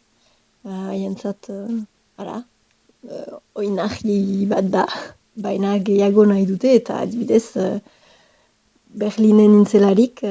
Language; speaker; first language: Basque; non-native, local second language; French